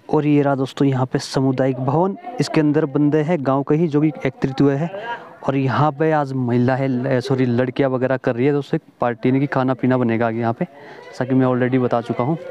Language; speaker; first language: Hindi; native; Hindi